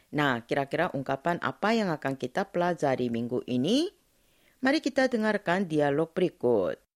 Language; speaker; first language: Indonesian; non-native, fluent; Korean